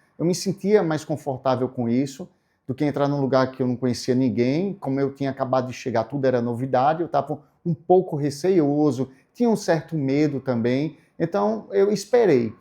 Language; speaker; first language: Portuguese; native; Portuguese